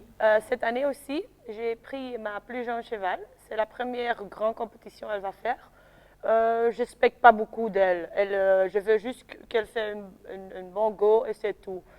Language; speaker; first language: French; non-native, local second language; Dutch